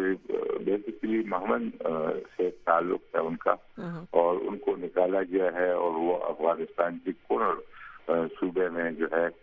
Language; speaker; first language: Urdu; native; Urdu